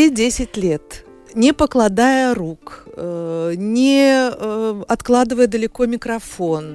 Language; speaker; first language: Russian; native; Russian